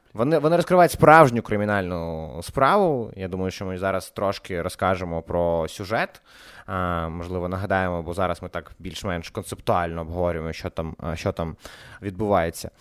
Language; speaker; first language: Ukrainian; non-native, local second language; Russian